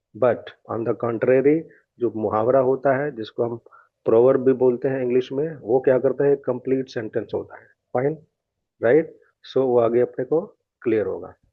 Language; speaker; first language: Hindi; native; Hindi